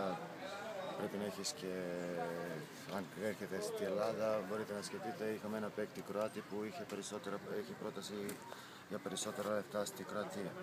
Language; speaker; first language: Greek; non-native, fluent; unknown